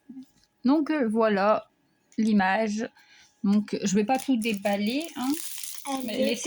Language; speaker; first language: French; native; French